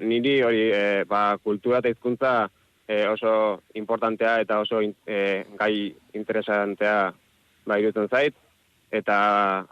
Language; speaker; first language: Basque; non-native, local second language; Spanish